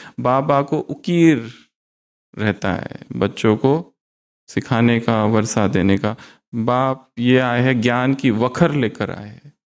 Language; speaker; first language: Hindi; native; Hindi